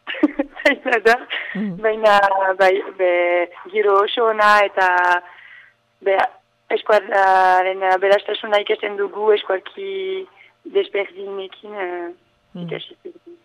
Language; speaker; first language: Basque; non-native, learner; French